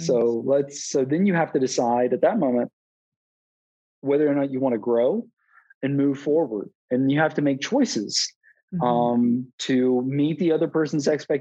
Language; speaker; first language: English; native; English